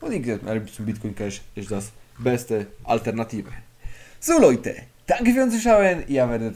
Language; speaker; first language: German; non-native, fluent; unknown